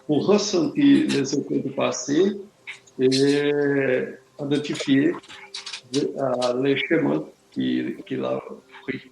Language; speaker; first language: French; non-native, learner; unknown